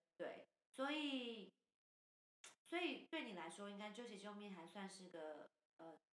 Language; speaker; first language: Chinese; native; Chinese